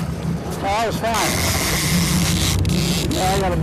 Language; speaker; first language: English; native; English